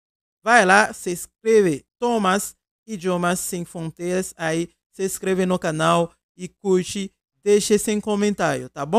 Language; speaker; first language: Portuguese; non-native, fluent; Haitian Creole